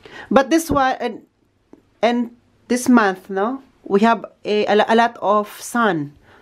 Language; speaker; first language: English; non-native, local second language; Filipino